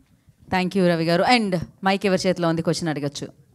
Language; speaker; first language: Telugu; native; Telugu